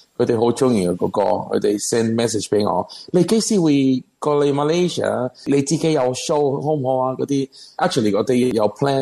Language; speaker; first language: Cantonese; non-native, learner; Spanish